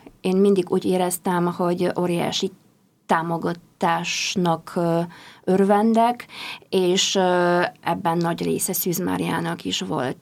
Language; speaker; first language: Hungarian; non-native, fluent; Polish